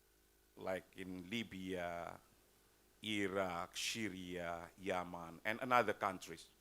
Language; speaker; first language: English; non-native, fluent; Indonesian